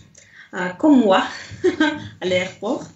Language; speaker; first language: French; non-native, learner; Russian